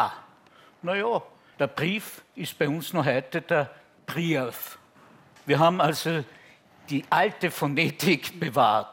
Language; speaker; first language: German; native; German